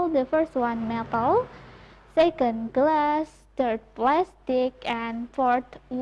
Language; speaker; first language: English; non-native, fluent; Indonesian